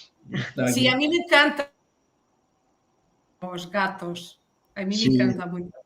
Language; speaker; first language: Spanish; non-native, learner; Portuguese